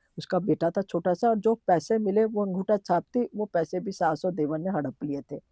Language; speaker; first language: Hindi; native; Hindi